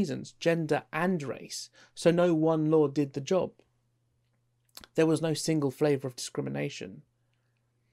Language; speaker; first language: English; native; English